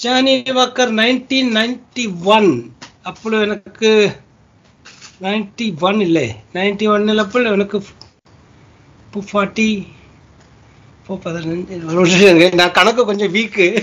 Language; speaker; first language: Malayalam; non-native, learner; Tamil